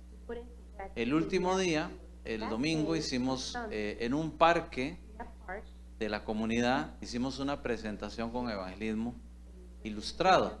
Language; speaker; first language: Spanish; native; Spanish